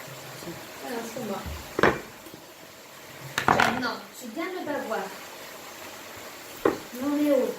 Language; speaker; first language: French; native; French